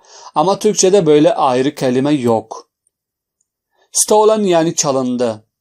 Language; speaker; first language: Turkish; non-native, fluent; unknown